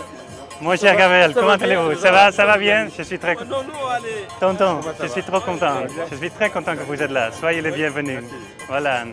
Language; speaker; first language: French; non-native, learner; Dutch